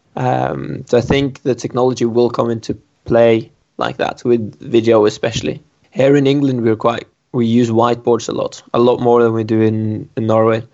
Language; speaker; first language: English; non-native, fluent; Norwegian